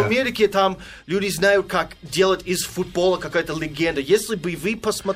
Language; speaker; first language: Russian; non-native, fluent; English